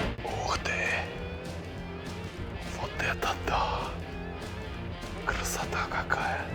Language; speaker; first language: Russian; native; Russian